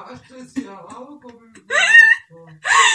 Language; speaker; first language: German; native; German